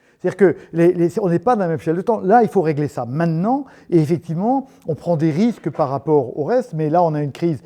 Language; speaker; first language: French; native; French